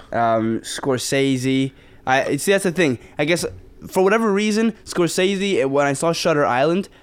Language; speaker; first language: English; early bilingual, other home language; Spanish